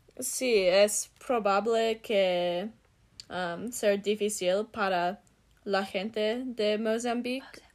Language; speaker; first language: Spanish; non-native, learner; English